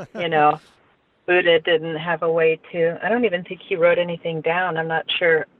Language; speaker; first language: English; native; English